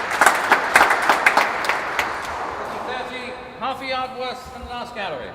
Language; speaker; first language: English; native; English